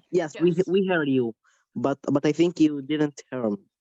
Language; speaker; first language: English; non-native, learner; Spanish